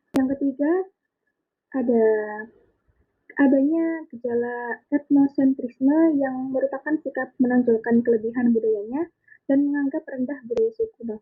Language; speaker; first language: Indonesian; native; Indonesian